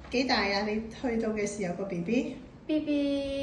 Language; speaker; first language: Cantonese; native; Cantonese